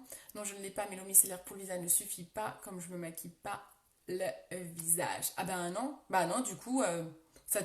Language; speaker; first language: French; native; French